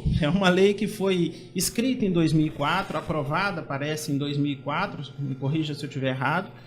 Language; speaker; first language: Portuguese; native; Portuguese